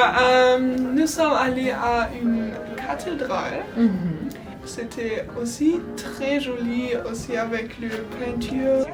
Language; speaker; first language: French; non-native, learner; German